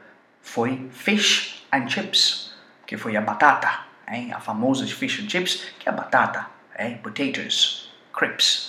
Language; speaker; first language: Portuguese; non-native, fluent; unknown